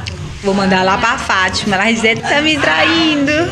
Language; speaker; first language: Portuguese; native; Portuguese